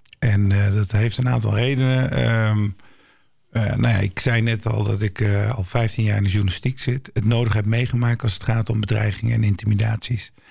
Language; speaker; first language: Dutch; early bilingual, other home language; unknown